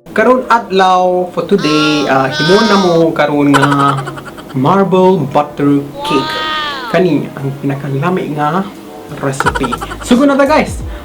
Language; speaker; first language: Cebuano; non-native, learner; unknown